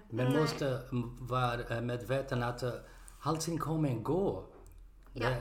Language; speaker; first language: Swedish; non-native, learner; Portuguese